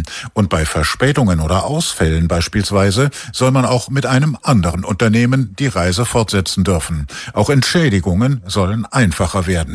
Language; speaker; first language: German; native; German